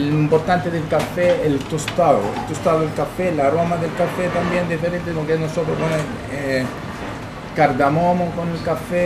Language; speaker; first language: Spanish; non-native, learner; Arabic